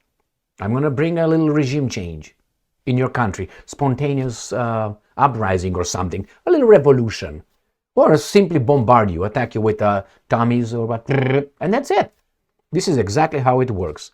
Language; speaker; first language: English; non-native, fluent; Romanian